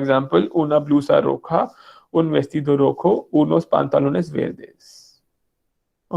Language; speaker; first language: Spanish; non-native, fluent; Hindi